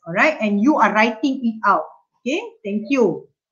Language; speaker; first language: English; non-native, local second language; Malay